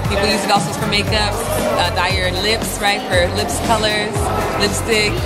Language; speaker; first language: English; native; English